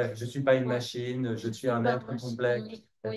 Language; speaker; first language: French; native; French